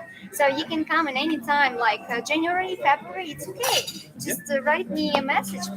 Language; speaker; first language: English; non-native, fluent; Russian